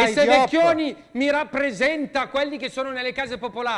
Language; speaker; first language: Italian; native; Italian